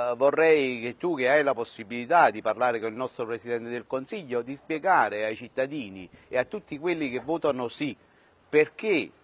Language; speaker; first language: Italian; native; Italian